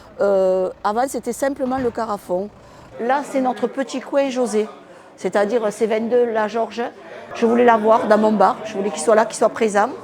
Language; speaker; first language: French; early bilingual, other home language; Spanish